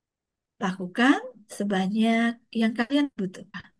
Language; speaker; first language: Indonesian; native; Indonesian